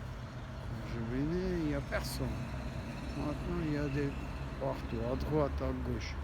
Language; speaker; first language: French; non-native, learner; Armenian